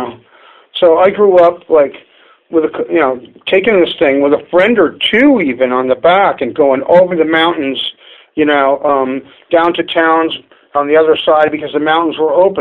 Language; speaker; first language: English; native; English